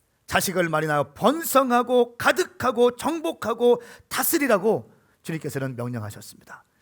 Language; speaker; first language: Korean; native; Korean